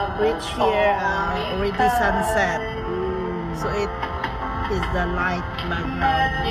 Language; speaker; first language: English; non-native, learner; Filipino